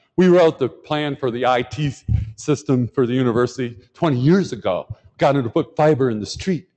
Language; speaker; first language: English; native; English